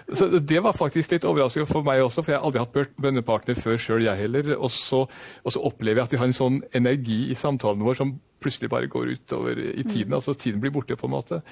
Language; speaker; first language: Norwegian; native; Norwegian